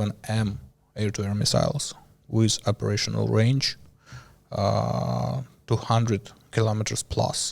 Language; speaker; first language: English; non-native, learner; Ukrainian